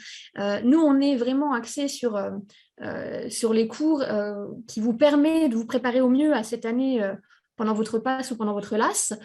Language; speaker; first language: French; native; French